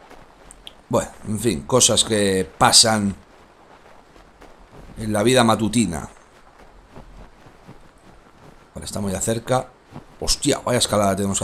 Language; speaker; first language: Spanish; native; Spanish